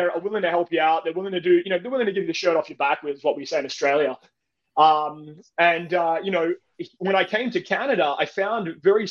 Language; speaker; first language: English; native; English